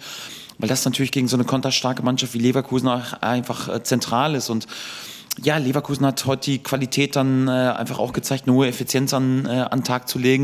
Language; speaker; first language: German; native; German